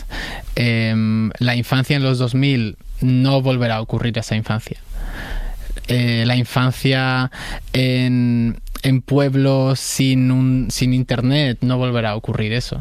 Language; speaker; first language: Spanish; native; Spanish